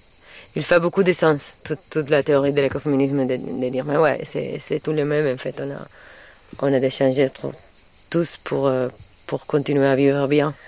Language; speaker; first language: French; non-native, fluent; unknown